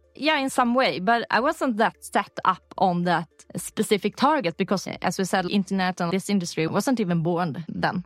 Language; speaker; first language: English; non-native, fluent; Swedish